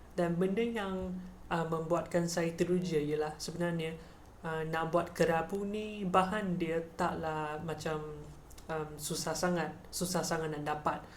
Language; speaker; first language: Malay; non-native, local second language; Chinese